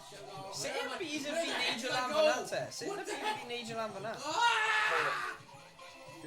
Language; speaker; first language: Welsh; native; Welsh